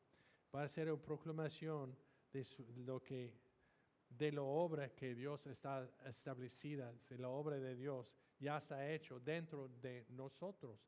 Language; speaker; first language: Spanish; non-native, fluent; English